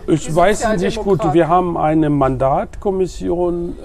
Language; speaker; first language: German; non-native, learner; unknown